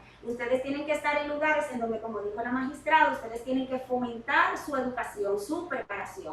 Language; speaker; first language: Spanish; native; Spanish